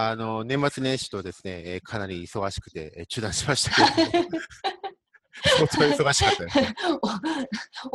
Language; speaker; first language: Japanese; native; Japanese